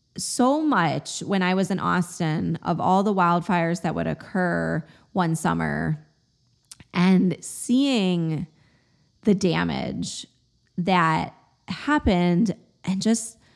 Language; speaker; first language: English; native; English